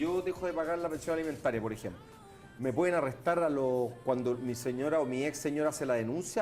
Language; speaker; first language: Spanish; native; Spanish